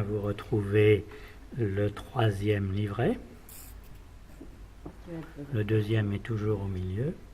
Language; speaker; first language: French; native; French